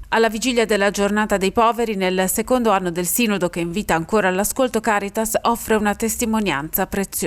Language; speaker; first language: Italian; native; Italian